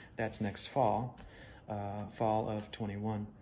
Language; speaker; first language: English; native; English